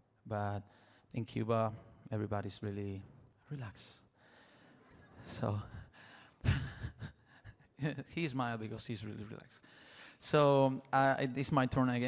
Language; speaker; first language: English; non-native, learner; Spanish